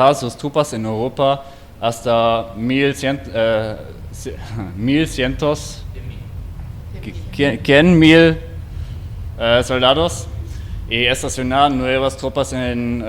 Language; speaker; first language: Spanish; non-native, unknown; German